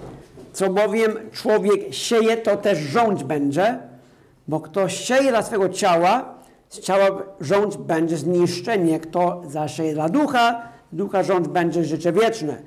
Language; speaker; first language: Polish; non-native, fluent; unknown